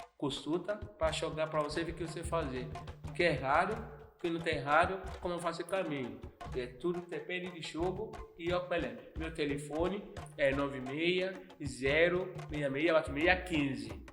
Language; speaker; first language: Portuguese; non-native, fluent; Yoruba